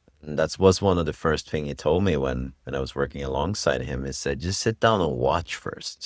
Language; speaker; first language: English; non-native, fluent; Swedish